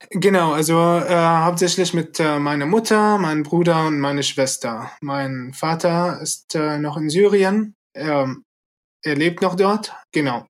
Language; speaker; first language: German; early bilingual, other home language; Arabic